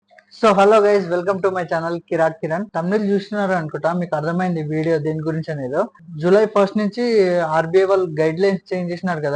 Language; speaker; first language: Telugu; native; Telugu